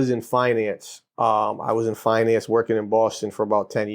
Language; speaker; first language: English; native; English